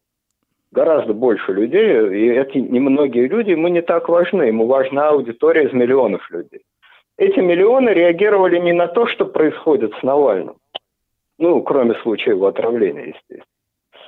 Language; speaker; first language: Russian; native; Russian